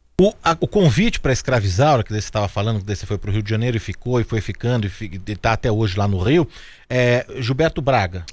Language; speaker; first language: Portuguese; native; Portuguese